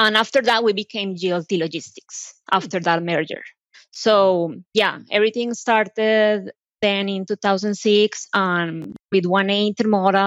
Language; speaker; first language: English; non-native, fluent; Spanish